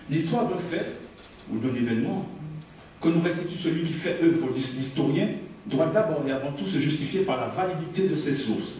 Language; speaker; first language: French; native; French